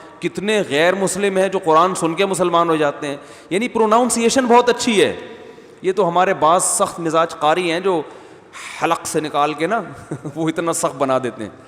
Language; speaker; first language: Urdu; native; Urdu